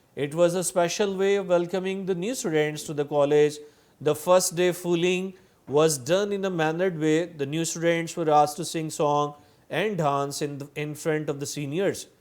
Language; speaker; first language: English; non-native, local second language; Urdu